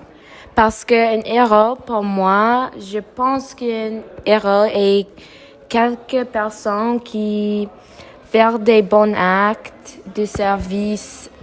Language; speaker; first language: French; non-native, learner; English